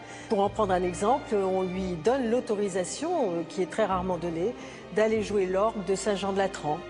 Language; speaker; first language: French; native; French